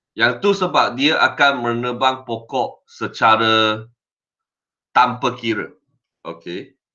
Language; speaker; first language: Malay; non-native, local second language; Chinese